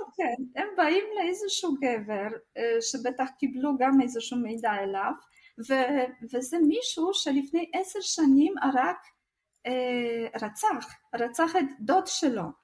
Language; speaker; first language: Hebrew; non-native, fluent; Russian